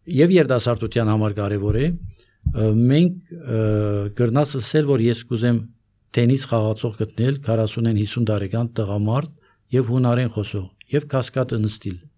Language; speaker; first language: Armenian; native; Armenian